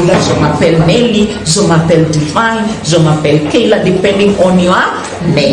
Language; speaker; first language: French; non-native, fluent; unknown